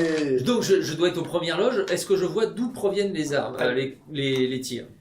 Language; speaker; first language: French; native; French